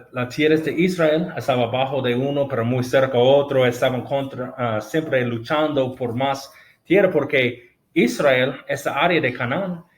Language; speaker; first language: Spanish; non-native, fluent; English